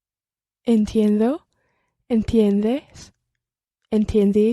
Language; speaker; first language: Spanish; non-native, learner; English